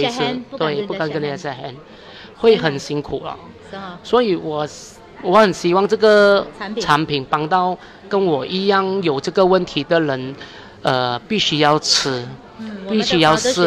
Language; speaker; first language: Chinese; native; Chinese